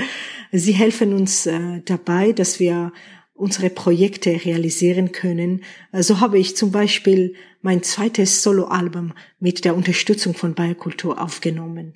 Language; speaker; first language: German; non-native, fluent; Georgian